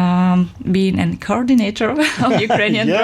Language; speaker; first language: English; non-native, fluent; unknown